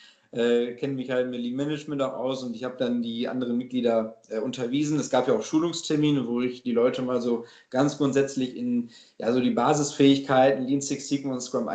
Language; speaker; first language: German; native; German